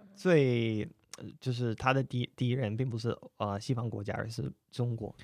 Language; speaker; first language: Chinese; non-native, fluent; Russian